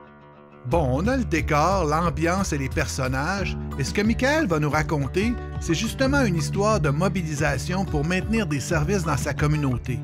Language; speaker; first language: French; native; French